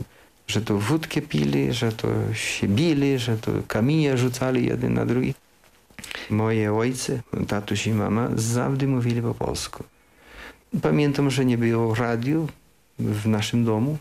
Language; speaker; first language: Polish; early bilingual, heritage; Polish